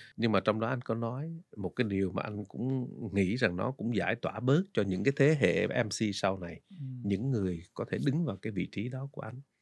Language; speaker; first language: Vietnamese; native; Vietnamese